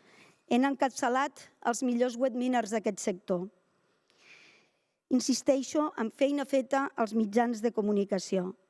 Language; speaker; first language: Catalan; native; Catalan